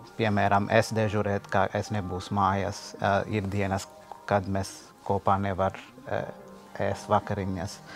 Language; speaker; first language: Latvian; non-native, learner; Sinhala